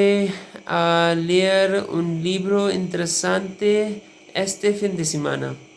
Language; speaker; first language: Spanish; non-native, learner; Urdu